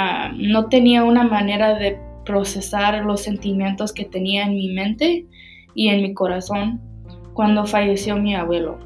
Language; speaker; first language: Spanish; early bilingual, heritage; Spanish